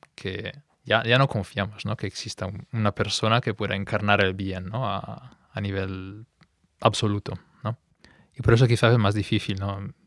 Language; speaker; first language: Spanish; non-native, fluent; Italian